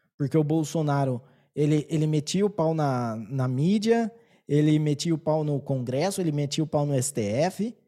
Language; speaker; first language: Portuguese; native; Portuguese